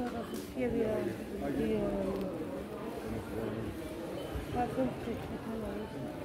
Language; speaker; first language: German; non-native, fluent; Polish